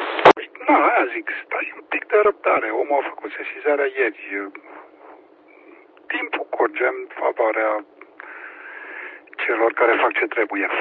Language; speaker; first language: Romanian; native; Romanian